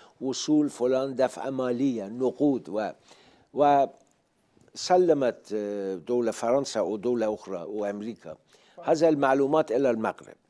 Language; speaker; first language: Arabic; non-native, fluent; Persian